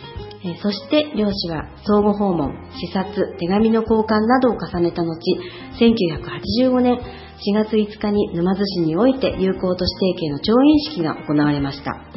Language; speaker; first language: Japanese; native; Japanese